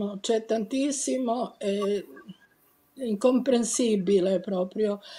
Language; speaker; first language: Italian; non-native, fluent; Serbian